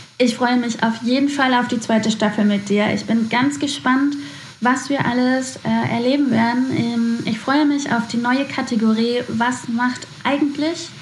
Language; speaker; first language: German; native; German